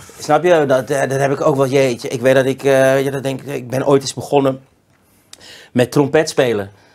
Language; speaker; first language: Dutch; native; Dutch